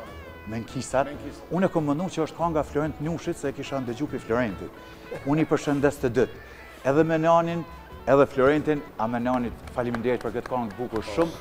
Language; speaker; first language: Albanian; native; Albanian